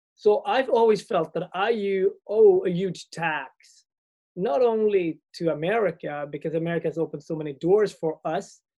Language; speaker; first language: English; early bilingual, other home language; Swedish